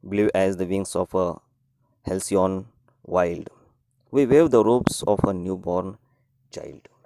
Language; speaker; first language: English; non-native, local second language; Marathi